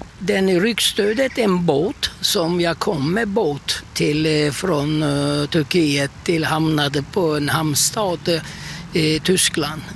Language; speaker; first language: Swedish; non-native, fluent; Turkish